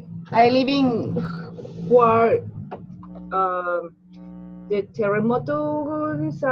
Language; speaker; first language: English; non-native, learner; Spanish